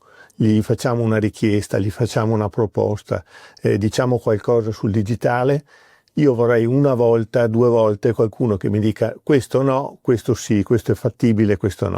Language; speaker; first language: Italian; native; Italian